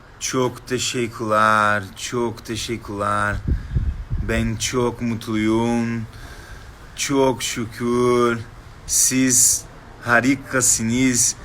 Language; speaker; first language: Turkish; non-native, learner; Portuguese